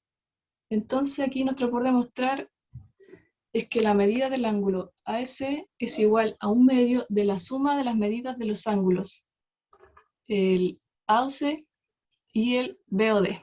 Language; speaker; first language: Spanish; native; Spanish